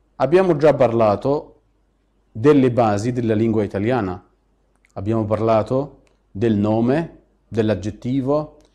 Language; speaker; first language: Italian; non-native, fluent; Arabic